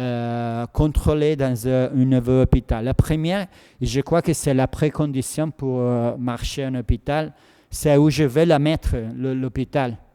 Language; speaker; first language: French; non-native, fluent; Italian